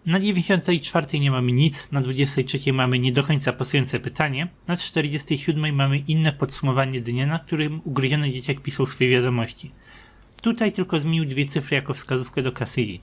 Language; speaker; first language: Polish; native; Polish